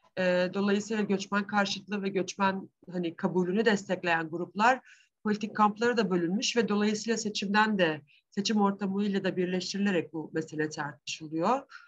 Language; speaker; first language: Turkish; native; Turkish